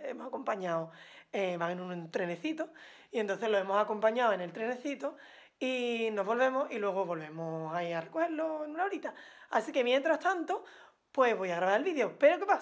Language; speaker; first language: Spanish; native; Spanish